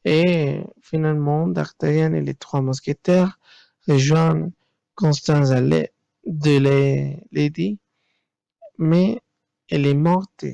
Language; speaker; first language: French; non-native, learner; Spanish